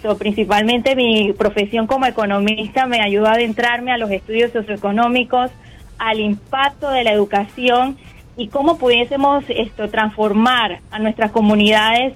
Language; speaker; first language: Spanish; native; Spanish